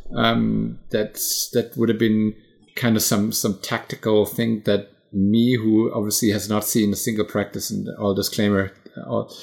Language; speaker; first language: English; non-native, fluent; German